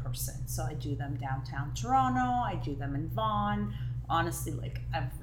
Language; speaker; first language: English; non-native, fluent; Hebrew